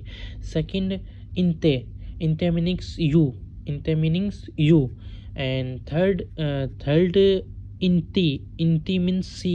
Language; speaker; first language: English; non-native, learner; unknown